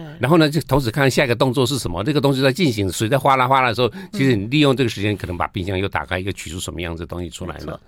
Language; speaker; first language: Chinese; native; Chinese